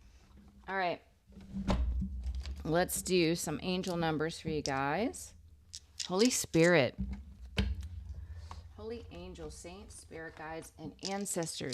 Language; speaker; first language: English; native; English